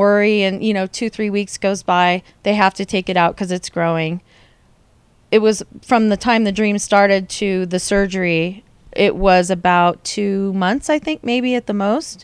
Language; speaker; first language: English; native; English